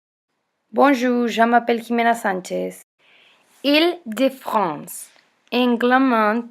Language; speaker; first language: French; non-native, learner; Spanish